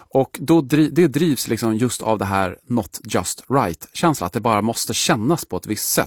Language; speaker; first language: Swedish; native; Swedish